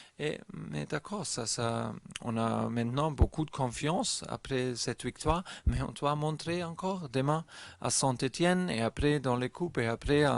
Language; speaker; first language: French; non-native, learner; German